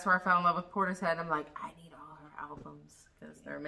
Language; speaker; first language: English; native; English